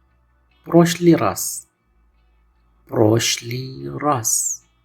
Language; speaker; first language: Russian; non-native, fluent; Arabic